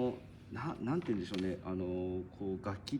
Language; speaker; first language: Japanese; native; Japanese